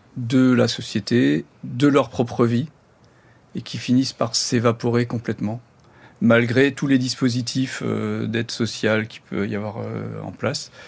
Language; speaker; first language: French; non-native, local second language; German